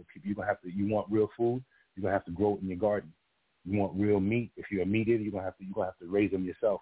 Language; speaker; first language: English; non-native, local second language; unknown